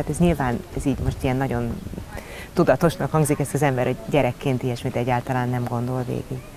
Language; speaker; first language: Hungarian; native; Hungarian